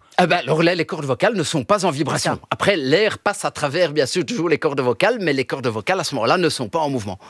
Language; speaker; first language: French; early bilingual, other home language; Italian